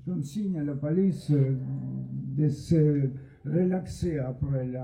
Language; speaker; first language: French; non-native, fluent; Russian